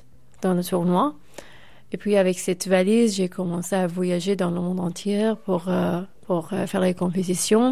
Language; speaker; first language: French; non-native, fluent; Persian